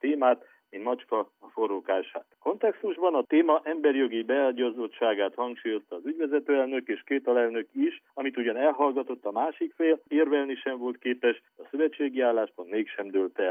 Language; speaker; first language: Hungarian; native; Hungarian